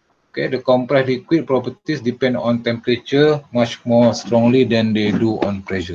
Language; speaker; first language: English; non-native, local second language; Malay